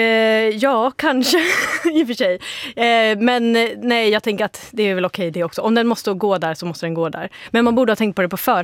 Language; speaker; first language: Swedish; native; Swedish